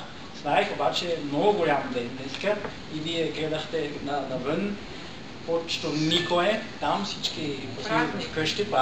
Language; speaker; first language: Bulgarian; non-native, learner; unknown